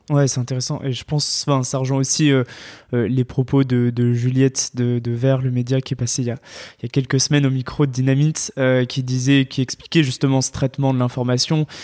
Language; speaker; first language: French; native; French